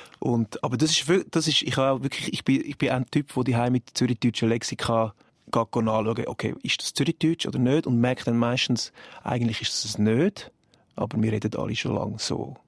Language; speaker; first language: German; native; German